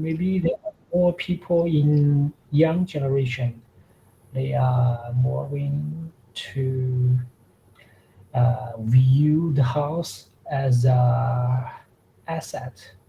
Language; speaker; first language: English; non-native, learner; Chinese